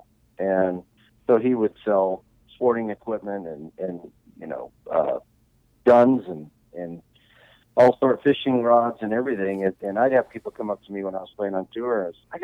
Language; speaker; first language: English; native; English